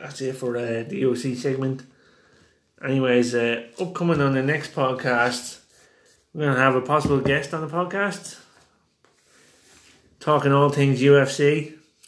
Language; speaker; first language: English; native; English